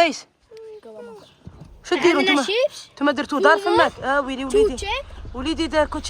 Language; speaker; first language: Arabic; native; Arabic